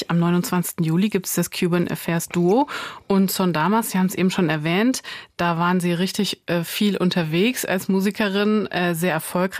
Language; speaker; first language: German; native; German